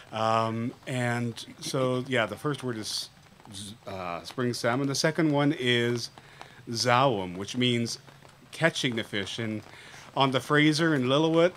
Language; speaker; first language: English; native; English